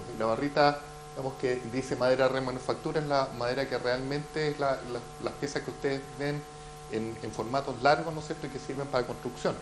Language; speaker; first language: Spanish; native; Spanish